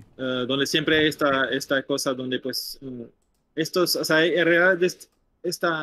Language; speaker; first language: Spanish; non-native, fluent; French